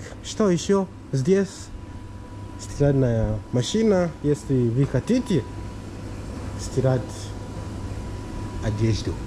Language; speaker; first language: Russian; non-native, learner; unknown